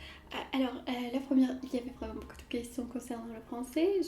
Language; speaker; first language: French; non-native, fluent; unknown